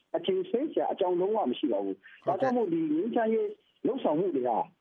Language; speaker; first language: Burmese; non-native, local second language; Kachin